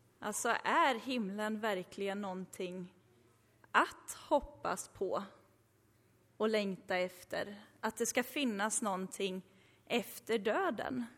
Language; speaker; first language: Swedish; early bilingual, other home language; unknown